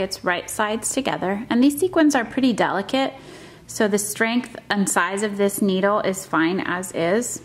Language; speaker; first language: English; native; English